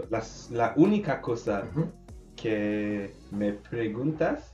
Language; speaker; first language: Spanish; non-native, learner; English